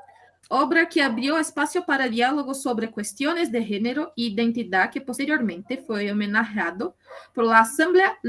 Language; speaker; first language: Spanish; non-native, learner; Portuguese